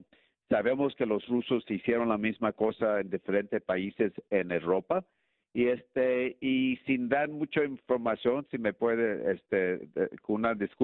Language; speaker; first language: Spanish; early bilingual, heritage; Spanish